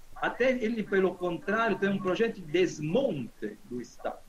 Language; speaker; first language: Portuguese; non-native, fluent; Italian